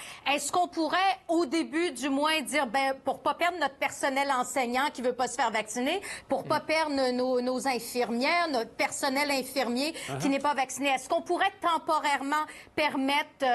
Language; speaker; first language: French; native; French